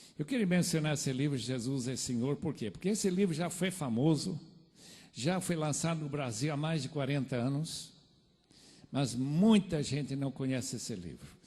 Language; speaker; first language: Portuguese; non-native, fluent; English